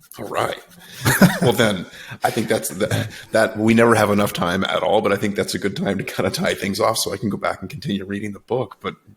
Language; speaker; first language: English; native; English